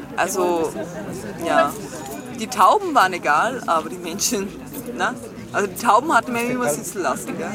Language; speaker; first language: German; native; German